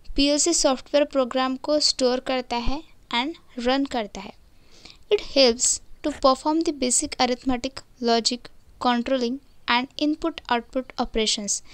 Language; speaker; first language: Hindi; non-native, local second language; Marathi